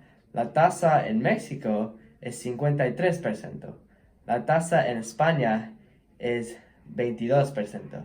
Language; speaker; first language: Spanish; non-native, learner; English